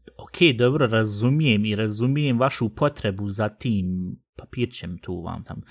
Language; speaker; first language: Bosnian; early bilingual, heritage; Bosnian